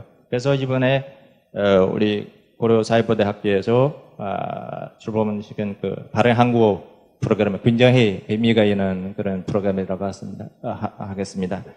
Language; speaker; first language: Korean; non-native, fluent; Chinese